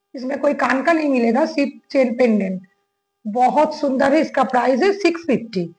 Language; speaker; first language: Hindi; non-native, local second language; Bangla